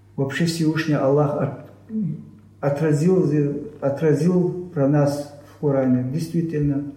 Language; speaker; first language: Russian; non-native, local second language; Chechen